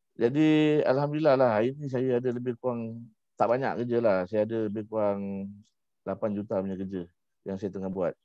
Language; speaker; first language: Malay; native; Malay